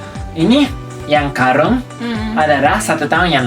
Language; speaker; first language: Indonesian; non-native, fluent; Japanese